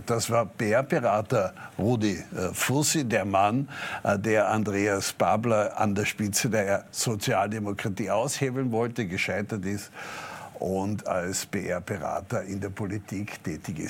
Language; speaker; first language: German; native; German